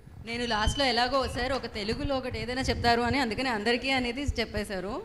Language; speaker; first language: Telugu; native; Telugu